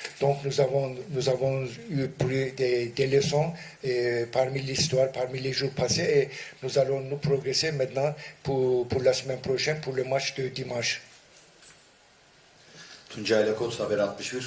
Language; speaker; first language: French; non-native, fluent; Turkish